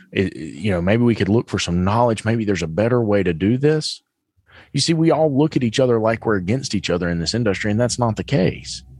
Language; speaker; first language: English; native; English